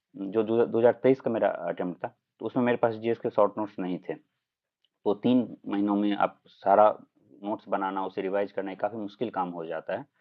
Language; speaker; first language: Hindi; non-native, local second language; Maithili